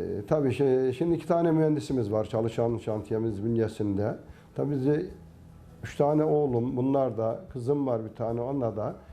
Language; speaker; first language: Turkish; native; Turkish